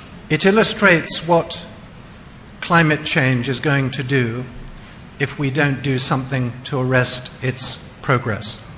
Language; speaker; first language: English; native; English